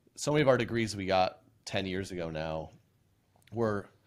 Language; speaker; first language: English; native; English